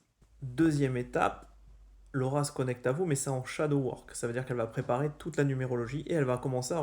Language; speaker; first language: French; native; French